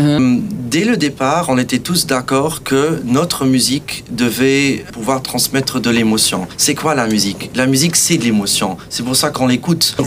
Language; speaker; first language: French; non-native, local second language; Portuguese